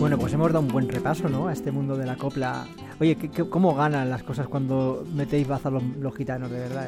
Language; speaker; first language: Spanish; native; Spanish